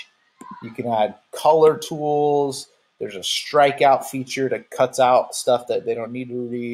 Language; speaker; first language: English; native; English